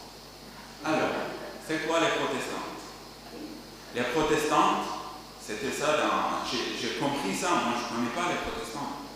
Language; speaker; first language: French; non-native, learner; Arabic